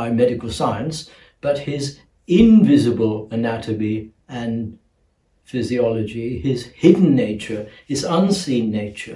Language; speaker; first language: English; non-native, local second language; Gujarati